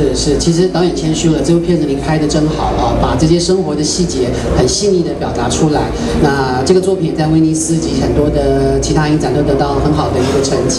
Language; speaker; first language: Chinese; native; Chinese